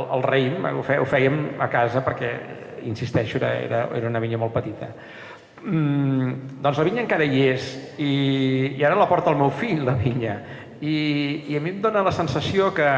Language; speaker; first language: Catalan; native; Catalan